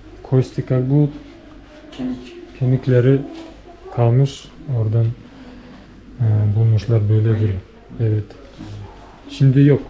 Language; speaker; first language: Turkish; non-native, learner; Bashkir